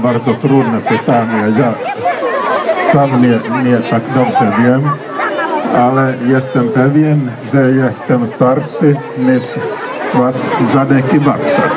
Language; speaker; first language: Polish; non-native, fluent; Finnish